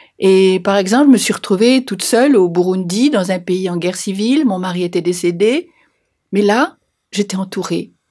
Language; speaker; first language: French; native; French